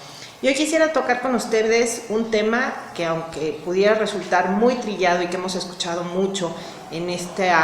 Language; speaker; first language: Spanish; native; Spanish